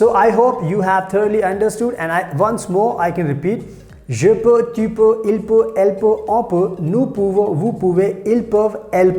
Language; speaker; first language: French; non-native, fluent; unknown